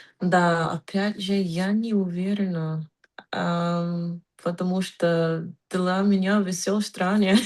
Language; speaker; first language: Russian; non-native, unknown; English